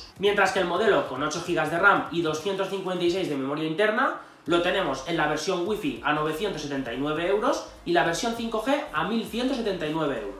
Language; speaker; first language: Spanish; native; Spanish